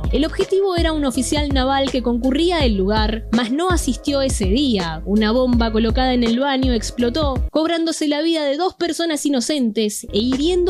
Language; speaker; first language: Spanish; native; Spanish